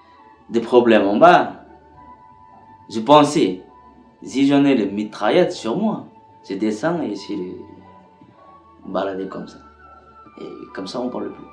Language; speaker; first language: French; non-native, learner; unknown